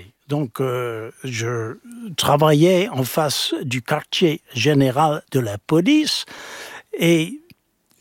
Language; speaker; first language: French; non-native, fluent; English